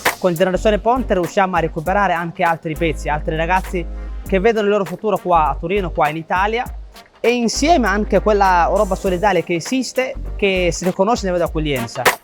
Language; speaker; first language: Italian; non-native, fluent; Somali